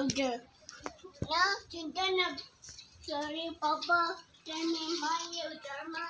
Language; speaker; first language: Hindi; non-native, local second language; Khasi